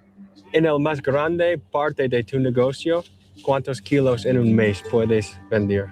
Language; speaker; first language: Spanish; non-native, learner; English